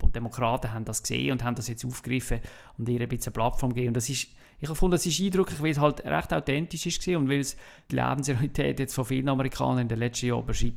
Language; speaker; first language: German; native; German